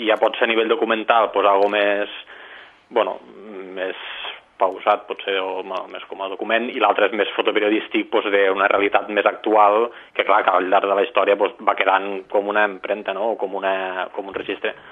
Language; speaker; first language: Catalan; native; Catalan